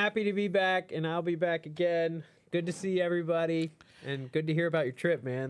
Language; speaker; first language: English; native; English